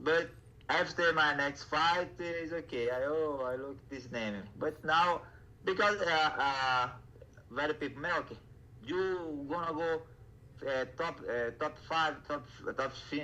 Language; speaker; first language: English; non-native, learner; Portuguese